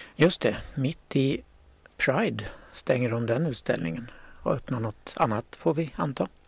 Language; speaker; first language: Swedish; native; Swedish